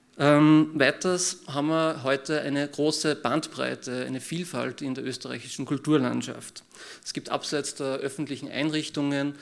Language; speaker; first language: German; native; German